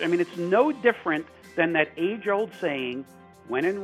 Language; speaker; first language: English; native; English